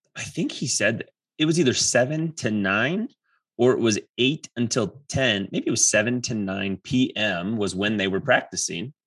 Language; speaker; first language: English; native; English